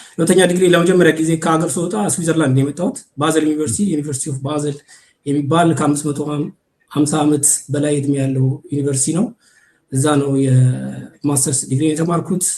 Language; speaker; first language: Amharic; native; Amharic